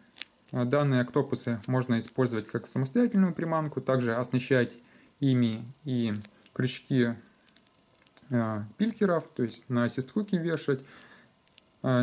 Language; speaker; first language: Russian; native; Russian